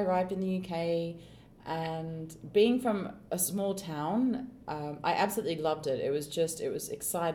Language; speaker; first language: English; native; English